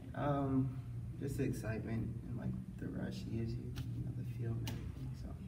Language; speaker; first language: English; native; English